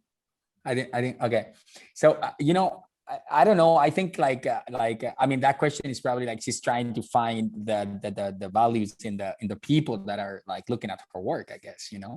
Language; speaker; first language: English; non-native, fluent; Spanish